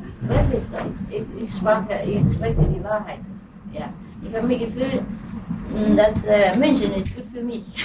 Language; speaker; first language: German; non-native, learner; Vietnamese